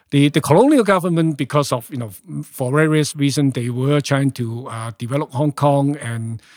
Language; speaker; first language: English; non-native, local second language; Cantonese